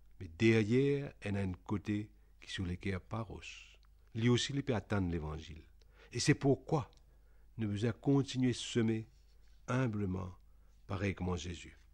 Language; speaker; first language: French; non-native, local second language; Réunion Creole French